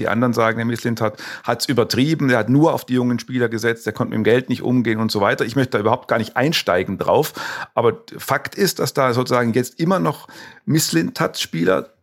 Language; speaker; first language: German; native; German